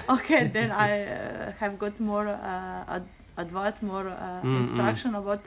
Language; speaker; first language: English; non-native, learner; Slovenian